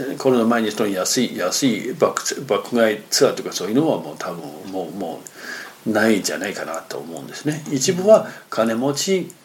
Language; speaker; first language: Japanese; non-native, fluent; Chinese